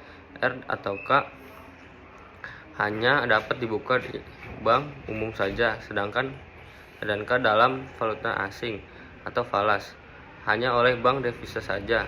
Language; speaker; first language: Indonesian; native; Indonesian